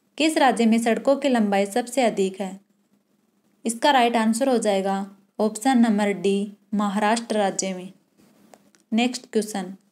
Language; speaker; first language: Hindi; native; Hindi